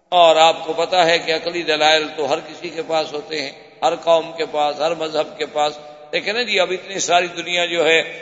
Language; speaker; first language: Urdu; native; Urdu